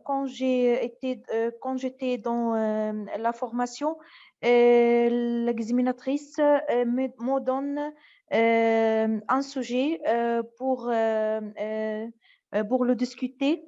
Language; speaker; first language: French; non-native, learner; Arabic